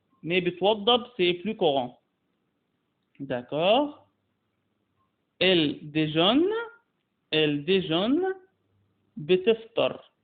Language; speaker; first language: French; non-native, fluent; Arabic